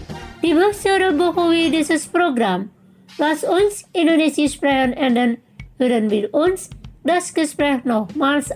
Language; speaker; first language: German; non-native, fluent; Indonesian